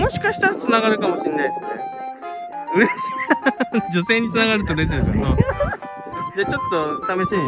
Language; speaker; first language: Japanese; native; Japanese